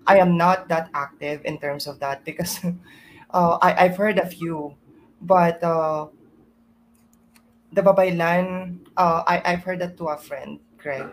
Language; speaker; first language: English; non-native, local second language; Iloko